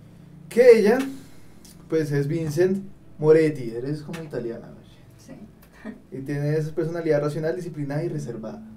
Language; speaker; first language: Spanish; native; Spanish